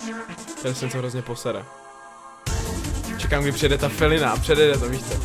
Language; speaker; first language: Czech; native; Czech